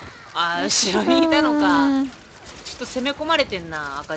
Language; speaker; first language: Japanese; native; Japanese